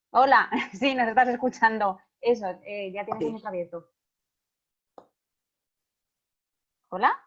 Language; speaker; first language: Spanish; native; Spanish